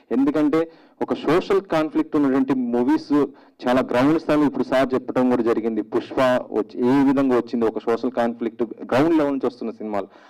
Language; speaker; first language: Telugu; native; Telugu